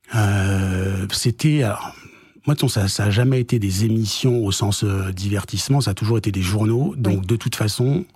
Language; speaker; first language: French; native; French